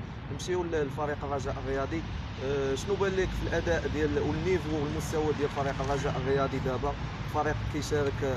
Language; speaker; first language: Arabic; native; Arabic